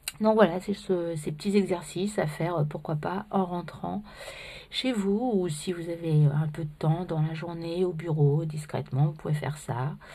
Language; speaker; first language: French; native; French